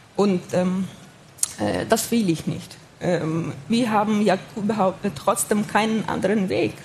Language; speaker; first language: German; non-native, fluent; Ukrainian